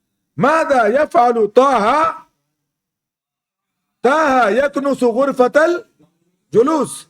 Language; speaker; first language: Arabic; non-native, fluent; Urdu